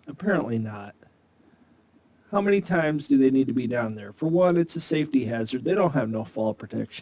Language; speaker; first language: English; native; English